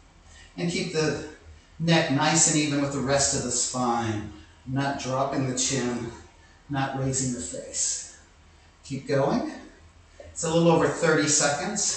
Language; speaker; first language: English; native; English